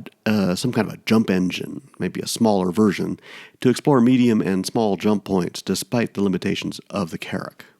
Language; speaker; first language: English; native; English